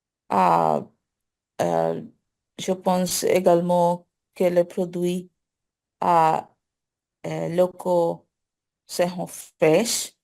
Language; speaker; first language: French; non-native, learner; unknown